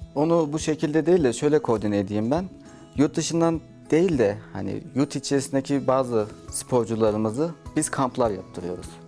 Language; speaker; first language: Turkish; native; Turkish